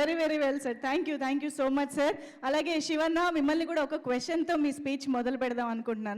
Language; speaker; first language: Telugu; native; Telugu